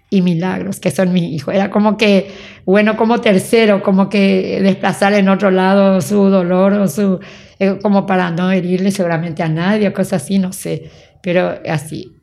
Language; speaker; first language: Spanish; native; Spanish